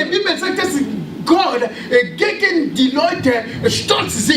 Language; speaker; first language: German; non-native, learner; French